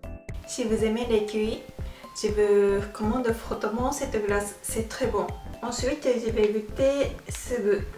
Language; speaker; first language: French; non-native, fluent; Japanese